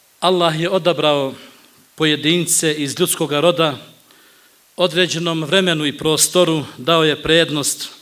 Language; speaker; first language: Bosnian; native; Bosnian